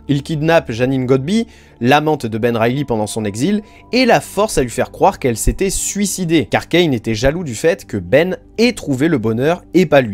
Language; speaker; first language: French; native; French